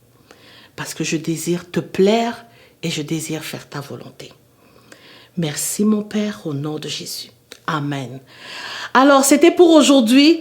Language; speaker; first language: French; native; French